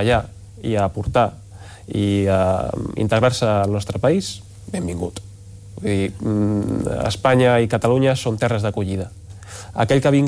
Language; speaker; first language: Catalan; native; Catalan